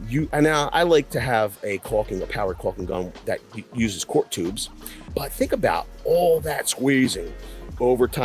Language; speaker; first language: English; native; English